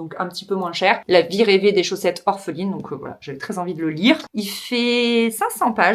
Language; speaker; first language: French; native; French